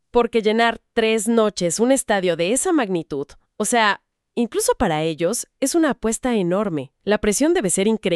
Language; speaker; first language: Spanish; native; Spanish